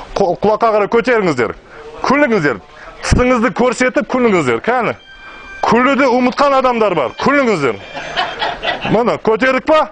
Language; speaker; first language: Kazakh; non-native, local second language; Russian